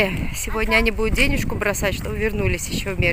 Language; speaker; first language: Russian; native; Russian